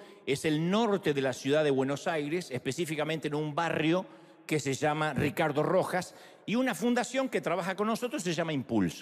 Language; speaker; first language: Spanish; native; Spanish